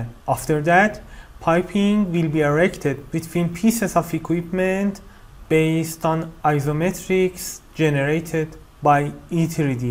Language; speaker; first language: English; non-native, fluent; Persian